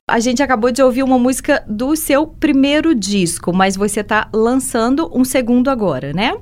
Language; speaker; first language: Portuguese; native; Portuguese